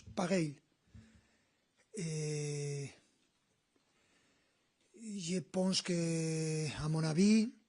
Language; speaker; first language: French; non-native, fluent; Spanish